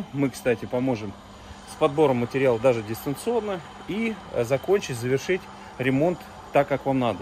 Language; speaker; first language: Russian; native; Russian